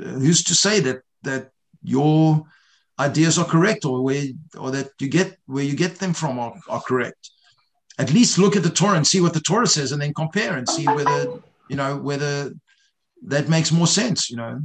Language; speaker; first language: English; native; English